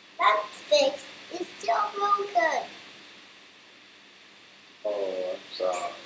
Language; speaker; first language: English; non-native, learner; Chinese